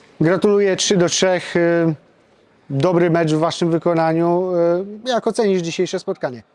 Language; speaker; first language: Polish; native; Polish